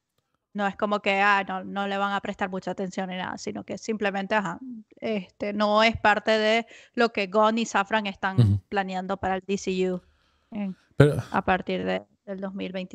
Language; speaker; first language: Spanish; native; Spanish